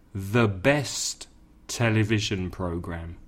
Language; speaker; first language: English; native; English